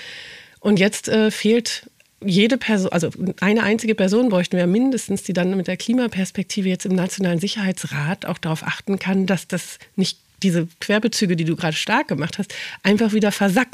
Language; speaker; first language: German; native; German